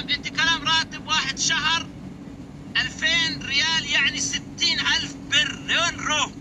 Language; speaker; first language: Arabic; native; Arabic